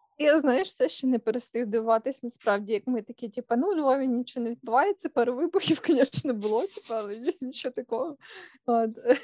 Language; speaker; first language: Ukrainian; non-native, local second language; Russian